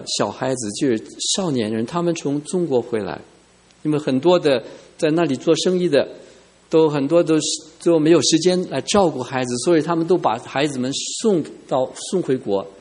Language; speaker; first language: Chinese; non-native, local second language; Cantonese